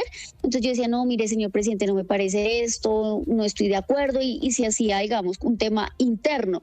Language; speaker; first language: Spanish; native; Spanish